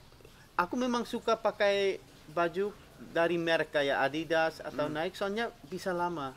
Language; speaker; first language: Indonesian; non-native, fluent; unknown